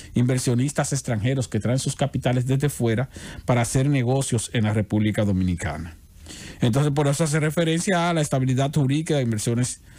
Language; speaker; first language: Spanish; native; Spanish